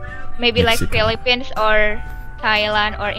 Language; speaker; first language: English; non-native, learner; Indonesian